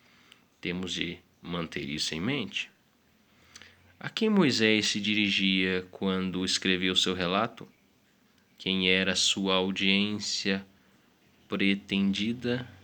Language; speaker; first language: Portuguese; native; Portuguese